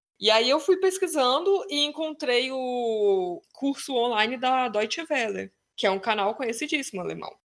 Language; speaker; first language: Portuguese; native; Portuguese